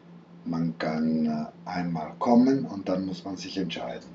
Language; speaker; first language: German; non-native, fluent; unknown